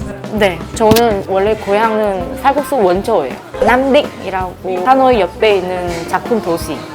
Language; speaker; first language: Korean; non-native, fluent; Vietnamese